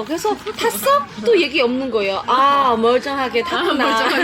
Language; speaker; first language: Korean; non-native, fluent; Chinese